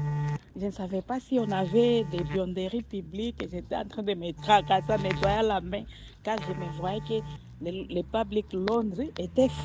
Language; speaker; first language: French; non-native, local second language; Swahili